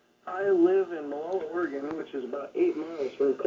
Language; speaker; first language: English; native; English